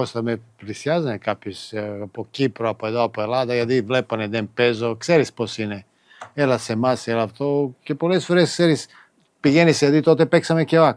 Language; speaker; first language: Greek; non-native, fluent; Serbian